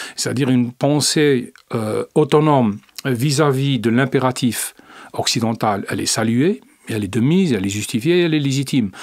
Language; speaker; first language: French; non-native, local second language; Arabic